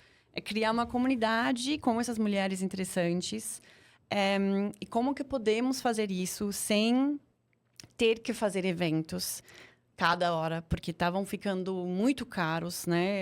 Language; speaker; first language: Portuguese; non-native, fluent; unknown